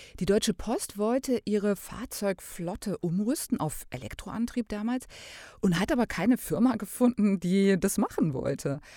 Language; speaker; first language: German; native; German